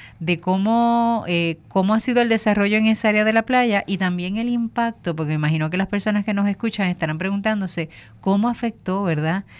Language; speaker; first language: Spanish; native; Spanish